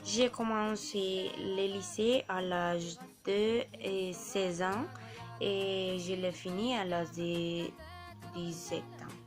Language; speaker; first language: French; non-native, learner; Spanish